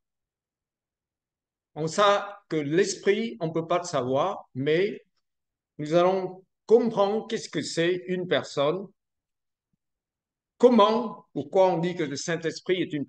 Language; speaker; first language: French; non-native, fluent; Vietnamese